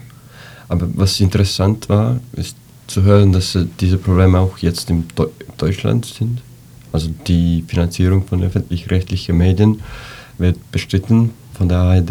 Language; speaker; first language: German; non-native, fluent; Estonian